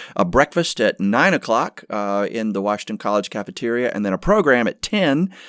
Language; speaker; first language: English; native; English